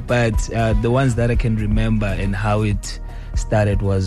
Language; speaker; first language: English; non-native, local second language; Zulu